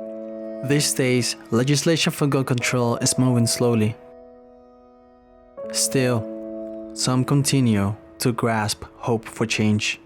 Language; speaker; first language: English; native; English